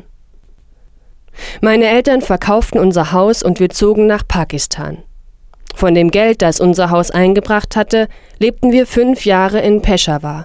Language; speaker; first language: German; non-native, fluent; Persian